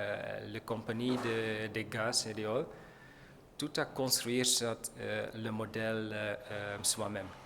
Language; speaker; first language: French; non-native, learner; Dutch